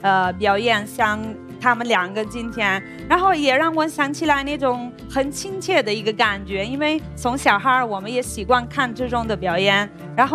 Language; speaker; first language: Chinese; non-native, fluent; Italian